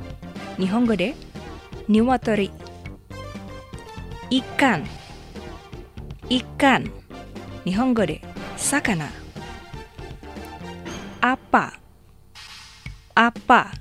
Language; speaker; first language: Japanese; non-native, fluent; Indonesian